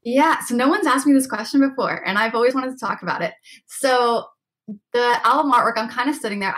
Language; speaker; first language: English; native; English